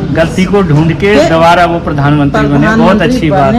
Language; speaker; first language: Hindi; native; Hindi